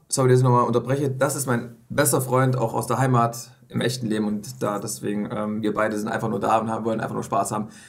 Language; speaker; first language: German; native; German